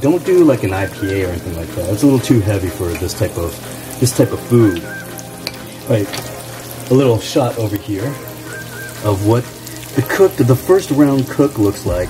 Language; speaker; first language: English; native; English